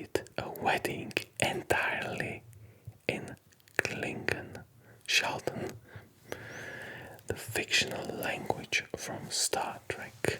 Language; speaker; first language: English; non-native, fluent; Polish